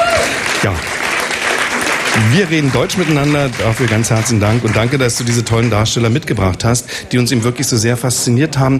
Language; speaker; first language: German; native; German